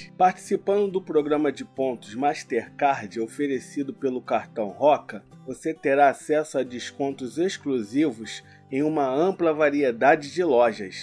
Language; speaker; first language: Portuguese; native; Portuguese